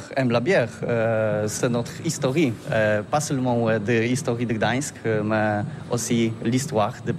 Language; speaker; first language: French; non-native, fluent; Polish